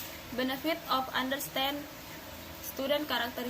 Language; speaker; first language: English; non-native, learner; Indonesian